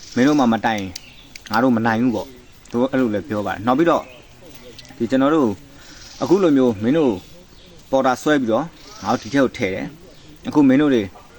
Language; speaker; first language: Burmese; native; Burmese